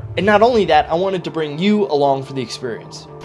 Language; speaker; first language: English; native; English